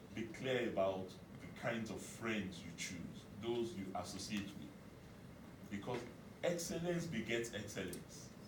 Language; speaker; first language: English; non-native, local second language; Yoruba